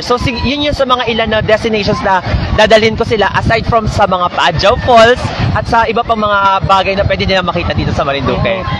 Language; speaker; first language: Filipino; native; Filipino